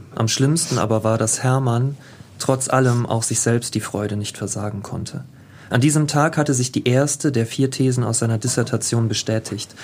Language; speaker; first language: German; native; German